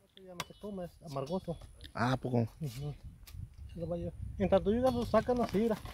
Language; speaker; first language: Spanish; native; Spanish